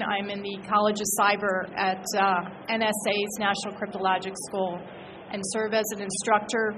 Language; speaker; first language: English; native; English